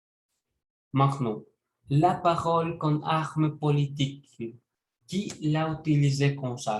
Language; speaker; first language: French; non-native, learner; Spanish